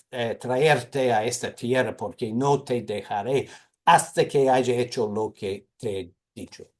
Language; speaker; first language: Spanish; non-native, fluent; English